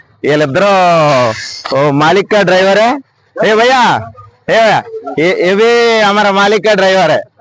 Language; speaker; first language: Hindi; non-native, local second language; Telugu